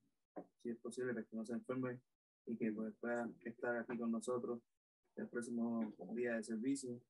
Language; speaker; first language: Spanish; native; Spanish